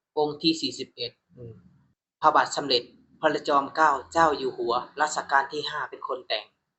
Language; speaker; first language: Thai; native; Thai